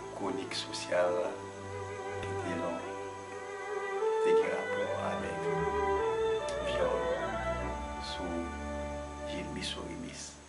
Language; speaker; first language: French; non-native, local second language; Haitian Creole